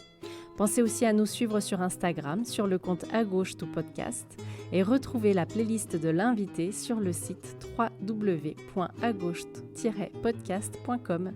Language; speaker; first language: French; native; French